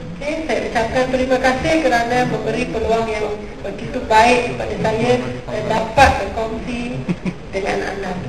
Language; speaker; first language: Malay; non-native, local second language; Tamil